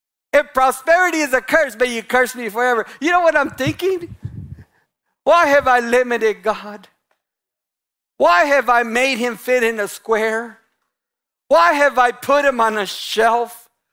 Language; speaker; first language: English; native; English